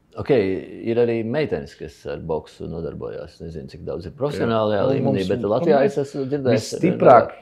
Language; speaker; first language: Latvian; native; Latvian